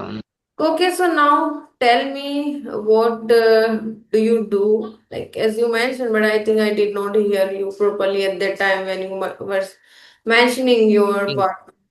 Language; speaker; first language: English; non-native, local second language; Hindi